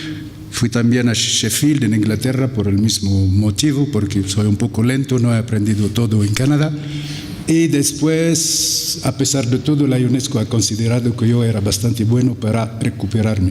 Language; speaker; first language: Spanish; non-native, fluent; Arabic